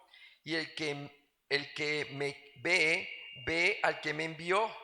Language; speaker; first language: Spanish; native; Spanish